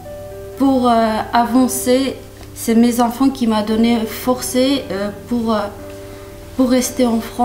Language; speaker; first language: French; non-native, learner; Kurdish